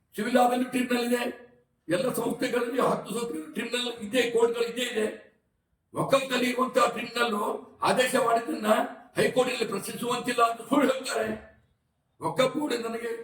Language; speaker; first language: Kannada; non-native, local second language; Urdu